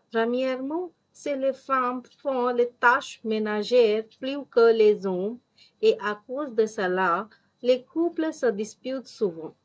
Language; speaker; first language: French; non-native, fluent; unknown